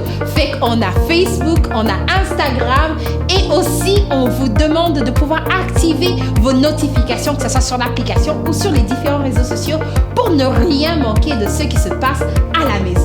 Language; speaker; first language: French; native; French